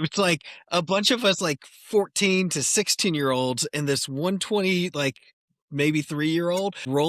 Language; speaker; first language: English; native; English